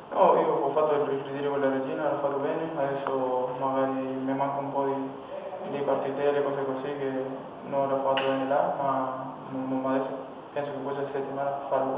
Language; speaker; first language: Italian; non-native, fluent; Spanish